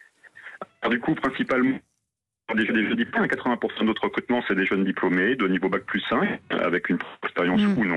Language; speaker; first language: French; native; French